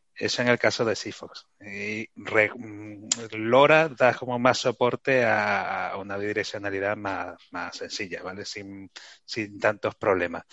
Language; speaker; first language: Spanish; native; Spanish